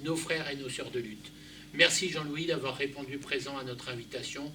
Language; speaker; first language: French; native; French